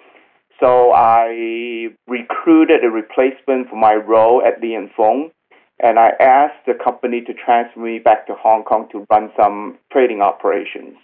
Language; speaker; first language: English; non-native, local second language; Cantonese